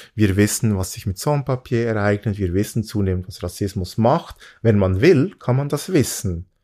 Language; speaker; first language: German; early bilingual, other home language; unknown